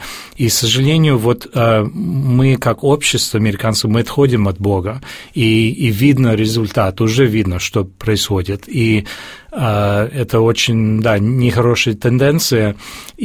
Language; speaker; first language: Russian; early bilingual, heritage; Russian